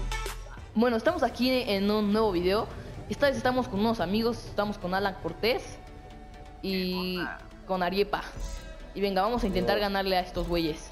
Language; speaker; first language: Spanish; native; Spanish